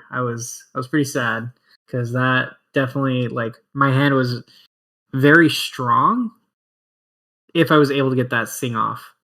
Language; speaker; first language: English; native; English